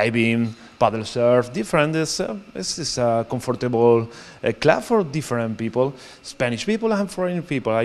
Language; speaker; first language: English; non-native, learner; Spanish